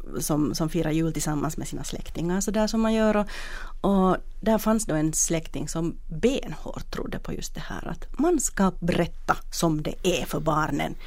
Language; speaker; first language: Swedish; native; Swedish